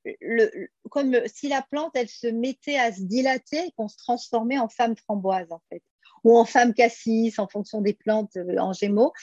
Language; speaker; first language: French; native; French